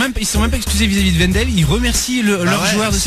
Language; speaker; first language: French; native; French